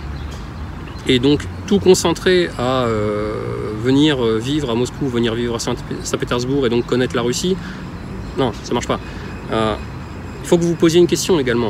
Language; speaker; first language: French; native; French